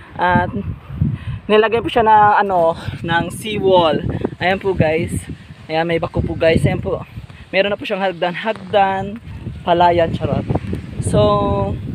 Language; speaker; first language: Filipino; non-native, local second language; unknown